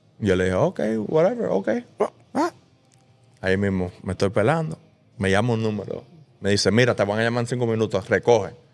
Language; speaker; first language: Spanish; early bilingual, heritage; Spanish